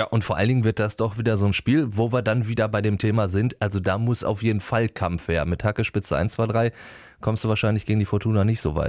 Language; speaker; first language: German; native; German